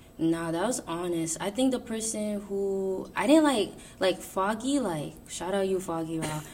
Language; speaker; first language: English; native; English